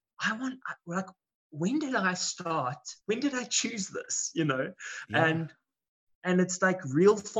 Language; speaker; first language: English; native; English